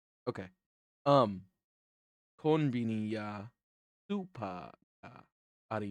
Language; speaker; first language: Japanese; non-native, learner; English